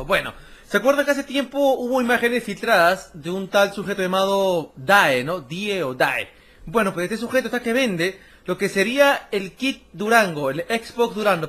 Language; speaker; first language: Spanish; native; Spanish